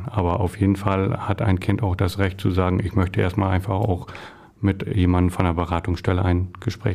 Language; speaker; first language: German; native; German